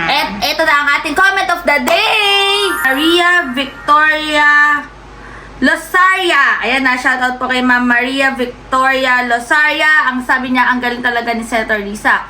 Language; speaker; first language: Filipino; native; Filipino